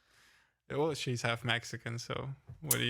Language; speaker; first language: English; non-native, fluent; Ukrainian